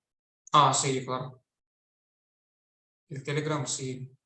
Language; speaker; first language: Spanish; non-native, fluent; Russian